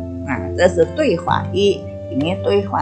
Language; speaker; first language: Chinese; non-native, fluent; Indonesian